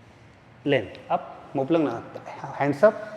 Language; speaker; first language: Vietnamese; non-native, learner; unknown